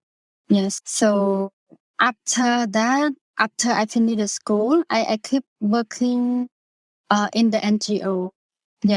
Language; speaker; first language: English; non-native, learner; Khmer